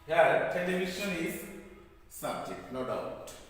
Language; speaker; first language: English; non-native, local second language; Bangla